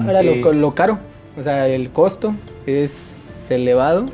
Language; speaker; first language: Spanish; native; Spanish